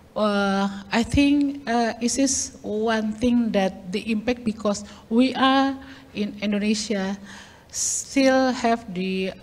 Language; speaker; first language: English; non-native, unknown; Indonesian